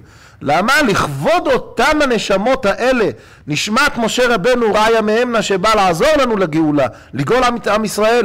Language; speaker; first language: Hebrew; native; Hebrew